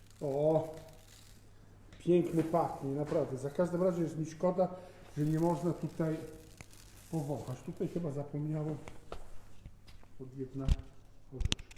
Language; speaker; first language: Polish; non-native, fluent; Italian